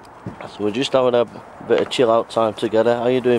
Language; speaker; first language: English; native; English